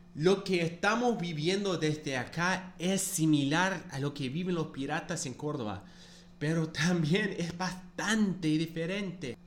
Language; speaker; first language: Spanish; non-native, fluent; English